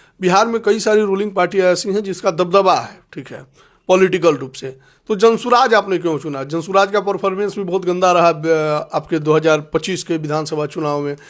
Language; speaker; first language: Hindi; native; Hindi